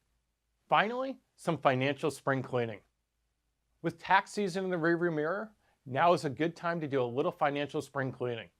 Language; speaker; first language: English; native; English